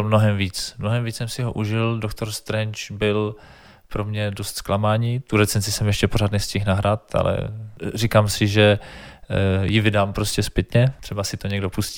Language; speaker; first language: Czech; native; Czech